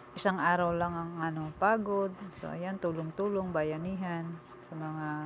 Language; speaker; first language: Filipino; non-native, local second language; Pangasinan